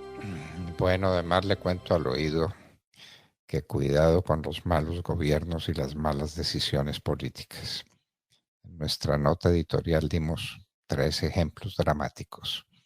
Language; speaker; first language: Spanish; native; Spanish